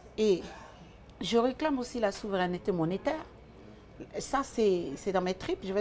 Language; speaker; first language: French; early bilingual, other home language; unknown